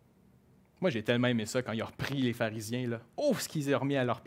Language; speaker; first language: French; native; French